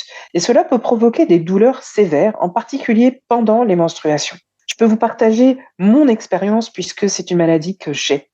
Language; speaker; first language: French; native; French